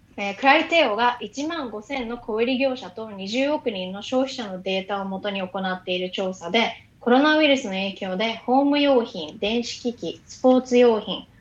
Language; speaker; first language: Japanese; native; Japanese